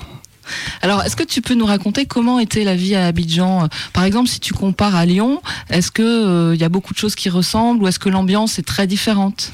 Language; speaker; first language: French; native; French